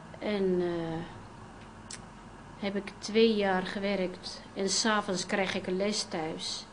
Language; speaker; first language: Dutch; non-native, fluent; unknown